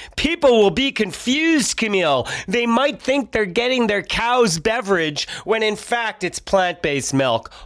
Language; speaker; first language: English; native; English